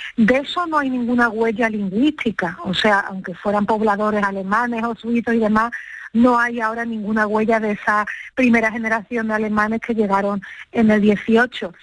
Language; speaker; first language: Spanish; native; Spanish